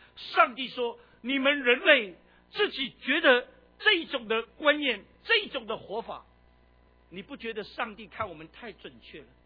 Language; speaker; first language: Chinese; native; Chinese